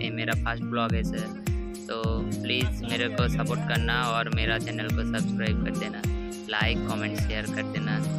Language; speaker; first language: Hindi; non-native, local second language; Bangla